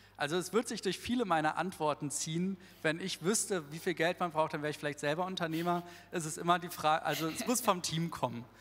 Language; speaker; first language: German; native; German